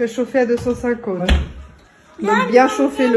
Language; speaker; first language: French; native; French